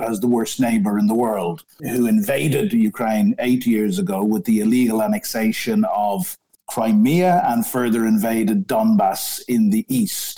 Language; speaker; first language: English; native; English